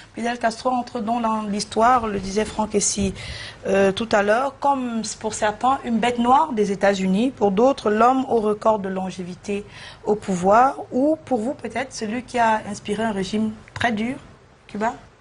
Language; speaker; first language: French; native; French